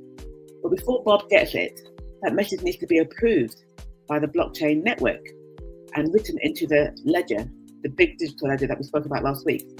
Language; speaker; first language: English; native; English